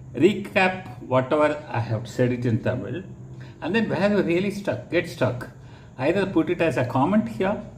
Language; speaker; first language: English; non-native, local second language; Tamil